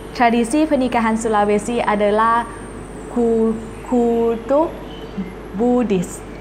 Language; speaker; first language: Indonesian; non-native, learner; Thai